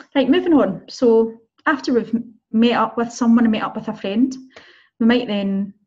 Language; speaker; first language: English; native; English